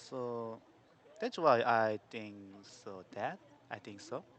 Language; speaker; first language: English; non-native, learner; Korean